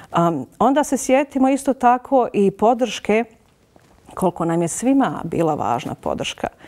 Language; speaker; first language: Serbian; native; Serbian